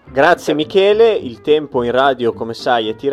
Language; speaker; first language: Italian; native; Italian